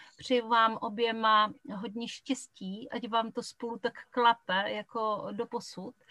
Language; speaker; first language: Czech; native; Czech